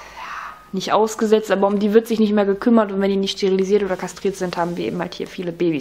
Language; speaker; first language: German; native; German